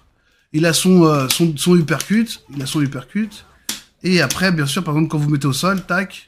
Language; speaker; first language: French; native; French